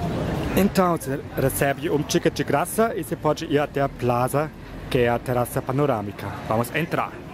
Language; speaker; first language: Portuguese; non-native, fluent; German